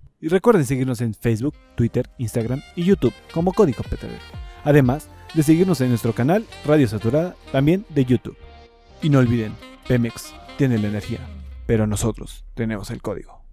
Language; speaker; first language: Spanish; native; Spanish